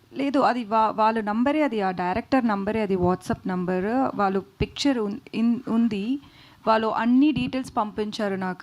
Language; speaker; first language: Telugu; non-native, learner; Tamil